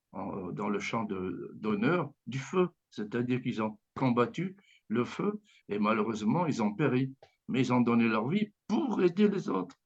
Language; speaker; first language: French; native; French